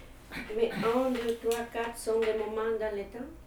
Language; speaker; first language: French; non-native, fluent; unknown